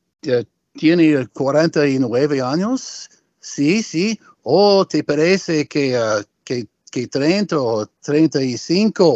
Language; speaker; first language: Spanish; non-native, learner; English